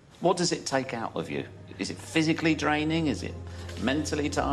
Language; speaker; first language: English; native; English